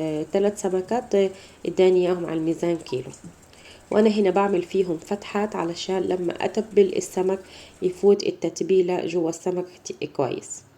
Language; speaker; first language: Arabic; native; Arabic